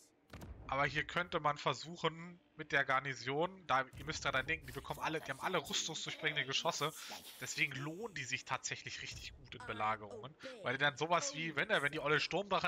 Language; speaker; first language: German; native; German